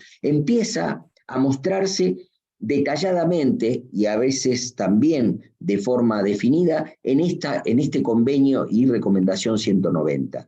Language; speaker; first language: Spanish; native; Spanish